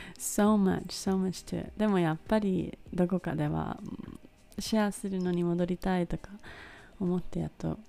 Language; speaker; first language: Japanese; early bilingual, heritage; Japanese